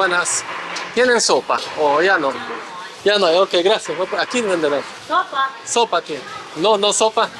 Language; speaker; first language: Spanish; early bilingual, heritage; English